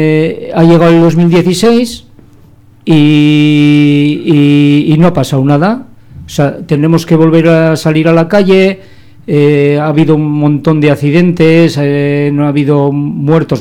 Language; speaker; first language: Spanish; native; Spanish